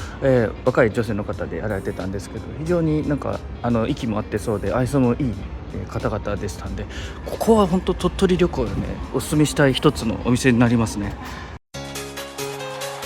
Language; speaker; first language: Japanese; native; Japanese